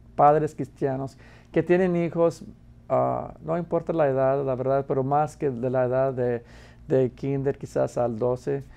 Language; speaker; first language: Spanish; non-native, fluent; English